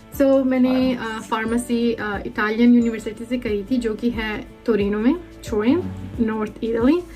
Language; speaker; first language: Hindi; early bilingual, heritage; Hindi